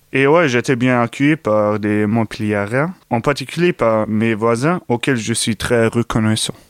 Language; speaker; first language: French; non-native, fluent; German